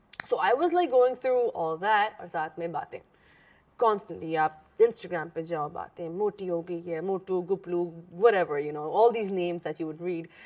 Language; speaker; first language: Urdu; early bilingual, heritage; Hindi